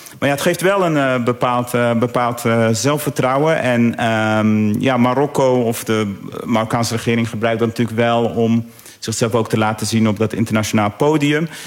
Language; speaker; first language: Dutch; early bilingual, other home language; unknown